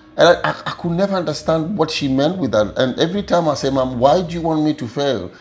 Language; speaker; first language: English; non-native, local second language; Luyia